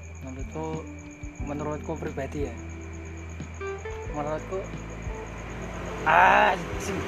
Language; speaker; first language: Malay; non-native, local second language; Javanese